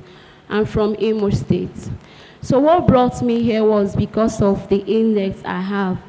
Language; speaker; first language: English; non-native, local second language; Igbo